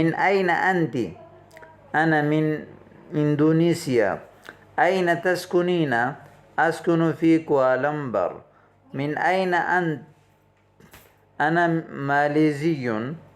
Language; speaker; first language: Arabic; non-native, fluent; Urdu